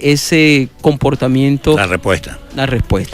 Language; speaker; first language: Spanish; native; Spanish